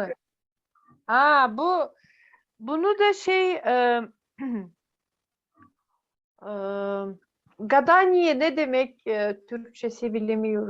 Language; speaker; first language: Turkish; non-native, fluent; Yakut